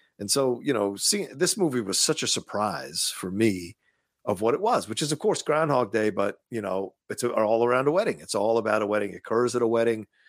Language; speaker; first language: English; early bilingual, other home language; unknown